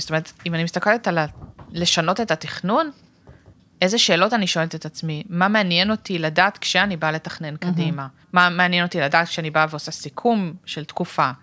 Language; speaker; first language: Hebrew; native; Hebrew